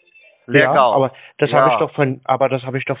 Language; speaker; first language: German; native; German